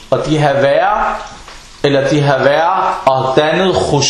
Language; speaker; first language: Danish; early bilingual, other home language; Arabic